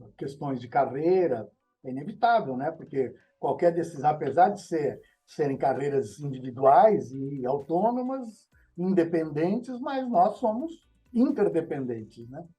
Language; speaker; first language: Portuguese; native; Portuguese